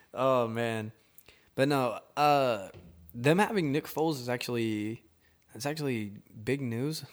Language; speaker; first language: English; native; English